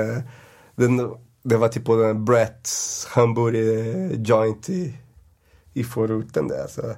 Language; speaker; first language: Swedish; non-native, fluent; Portuguese